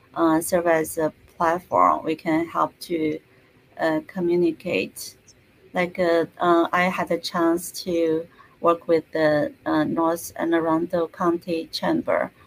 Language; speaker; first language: English; non-native, fluent; Chinese